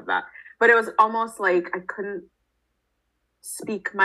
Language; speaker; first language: English; native; English